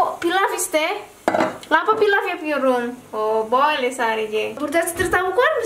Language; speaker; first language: Turkish; non-native, learner; Indonesian